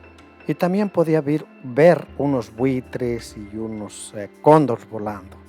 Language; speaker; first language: Spanish; native; Spanish